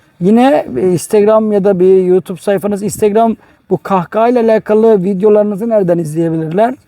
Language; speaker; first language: Turkish; native; Turkish